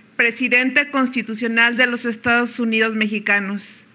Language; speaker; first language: Spanish; native; Spanish